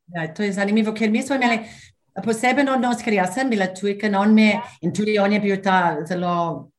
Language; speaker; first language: Slovenian; non-native, fluent; English